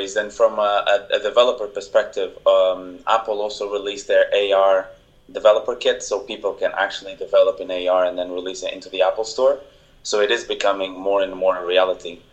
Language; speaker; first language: English; non-native, fluent; Portuguese